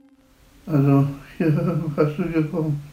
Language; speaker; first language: German; non-native, fluent; Polish